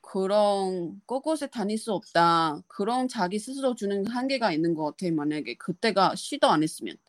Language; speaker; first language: Korean; non-native, learner; Chinese